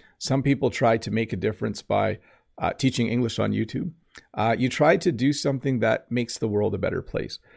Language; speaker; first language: English; native; English